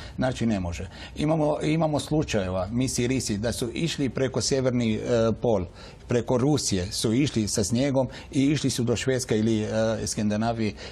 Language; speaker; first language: Bosnian; non-native, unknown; Arabic